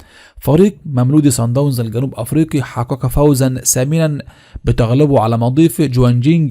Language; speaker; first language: Arabic; native; Arabic